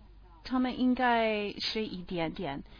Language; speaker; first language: Chinese; non-native, learner; English